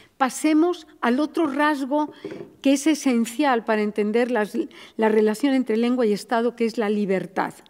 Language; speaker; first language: Spanish; native; Spanish